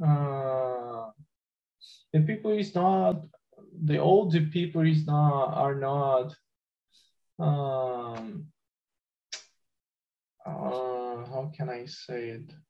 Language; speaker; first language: English; non-native, learner; Portuguese